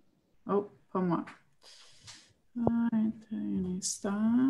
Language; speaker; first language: French; native; French